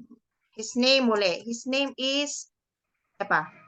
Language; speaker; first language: English; non-native, learner; Indonesian